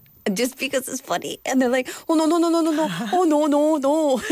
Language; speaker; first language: English; native; English